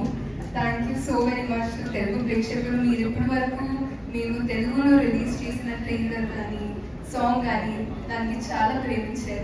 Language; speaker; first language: Telugu; non-native, fluent; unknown